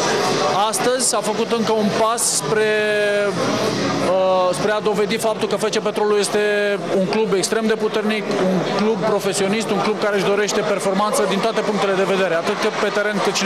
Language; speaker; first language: Romanian; native; Romanian